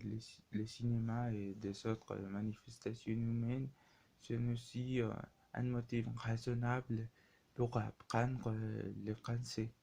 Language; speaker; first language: French; non-native, learner; Spanish